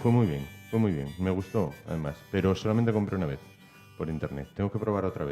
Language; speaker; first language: Spanish; native; Spanish